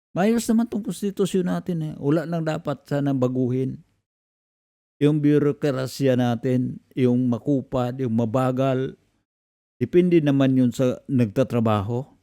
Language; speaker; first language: Filipino; non-native, local second language; Cebuano